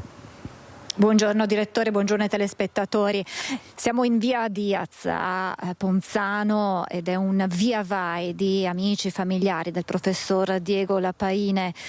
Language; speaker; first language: Italian; native; Italian